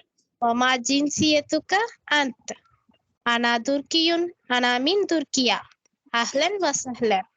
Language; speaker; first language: Arabic; non-native, learner; Tamil